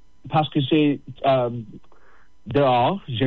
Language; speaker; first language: French; non-native, local second language; English